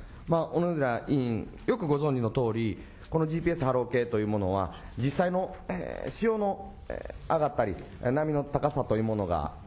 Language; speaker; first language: Japanese; native; Japanese